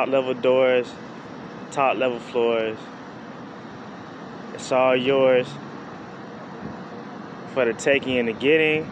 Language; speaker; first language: English; native; English